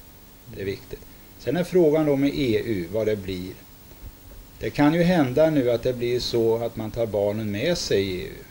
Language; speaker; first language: Swedish; native; Swedish